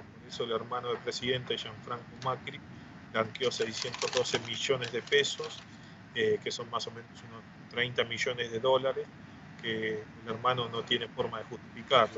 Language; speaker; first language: Spanish; native; Spanish